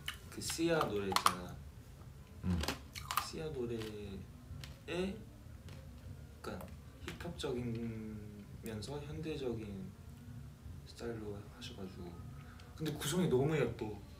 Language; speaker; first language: Korean; early bilingual, heritage; Korean